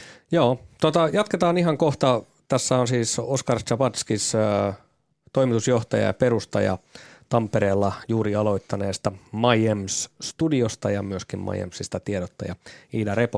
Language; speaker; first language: Finnish; native; Finnish